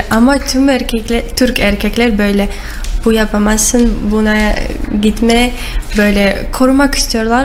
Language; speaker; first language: Turkish; non-native, learner; Russian